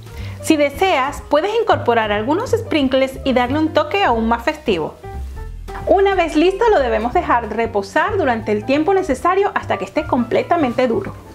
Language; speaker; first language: Spanish; native; Spanish